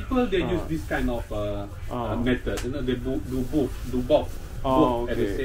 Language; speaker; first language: English; non-native, local second language; Malay